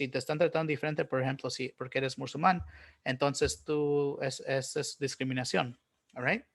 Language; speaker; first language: Spanish; early bilingual, heritage; Spanish